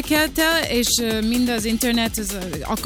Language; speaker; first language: Hungarian; early bilingual, heritage; English